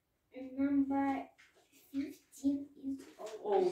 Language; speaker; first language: English; non-native, learner; Russian